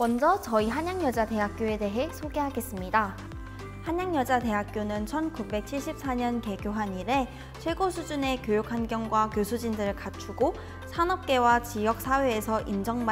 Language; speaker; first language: Korean; native; Korean